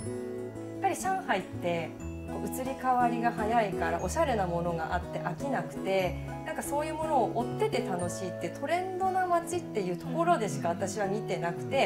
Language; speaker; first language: Japanese; native; Japanese